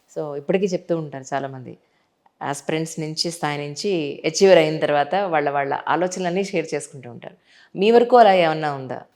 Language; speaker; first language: Telugu; native; Telugu